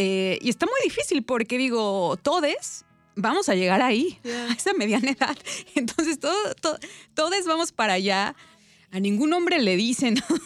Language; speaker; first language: Spanish; native; Spanish